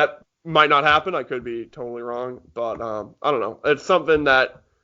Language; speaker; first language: English; native; English